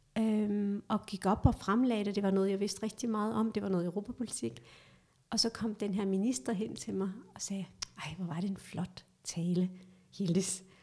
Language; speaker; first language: Danish; early bilingual, other home language; Kurdish